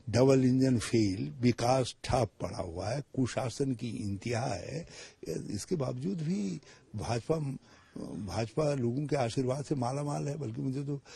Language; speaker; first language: Hindi; native; Hindi